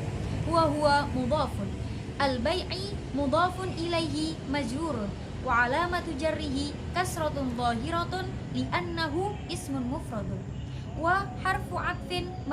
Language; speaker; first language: Arabic; non-native, learner; Indonesian